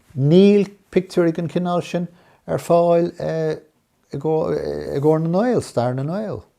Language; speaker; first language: Irish; non-native, local second language; English